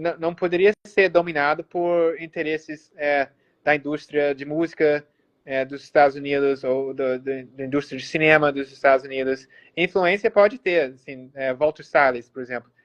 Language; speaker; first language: Portuguese; early bilingual, heritage; Portuguese